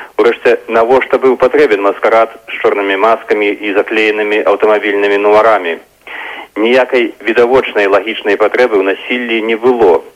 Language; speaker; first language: Belarusian; native; Belarusian